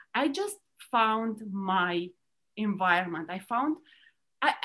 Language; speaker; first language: English; non-native, fluent; Romanian